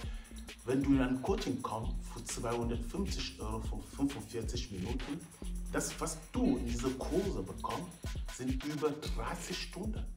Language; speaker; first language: German; non-native, fluent; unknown